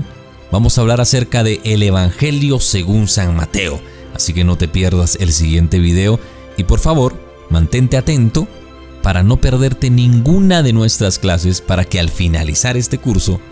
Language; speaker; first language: Spanish; native; Spanish